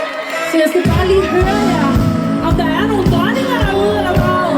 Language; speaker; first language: Danish; native; Danish